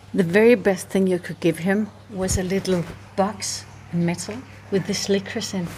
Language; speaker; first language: English; non-native, fluent; Danish